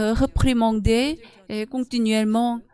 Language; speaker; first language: French; non-native, learner; Korean